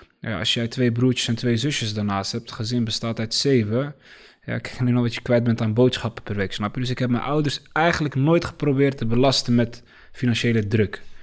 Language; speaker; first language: Dutch; early bilingual, other home language; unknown